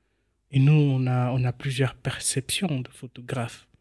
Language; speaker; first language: French; non-native, local second language; Swahili